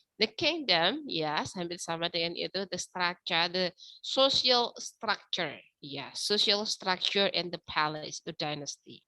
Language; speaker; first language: English; non-native, fluent; Indonesian